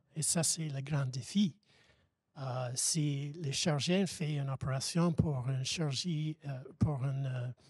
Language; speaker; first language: French; non-native, fluent; English